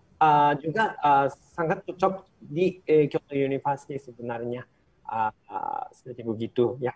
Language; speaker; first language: Indonesian; non-native, fluent; Japanese